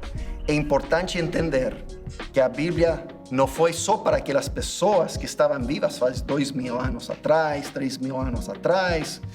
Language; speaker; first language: Portuguese; non-native, fluent; English